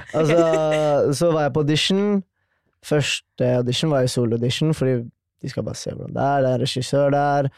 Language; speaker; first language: Norwegian; early bilingual, other home language; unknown